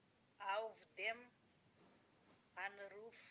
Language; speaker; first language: German; non-native, learner; Macedonian